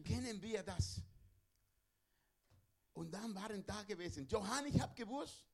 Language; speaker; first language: German; non-native, learner; Spanish